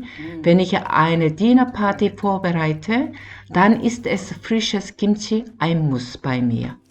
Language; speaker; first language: German; non-native, learner; Korean